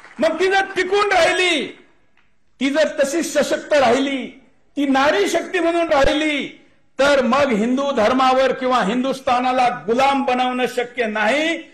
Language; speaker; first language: Marathi; native; Marathi